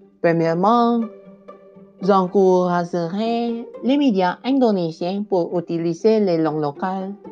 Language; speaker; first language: French; non-native, learner; Indonesian